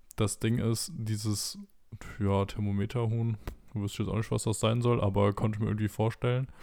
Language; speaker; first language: German; native; German